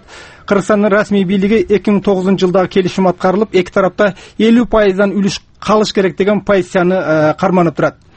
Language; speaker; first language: Kyrgyz; native; Kyrgyz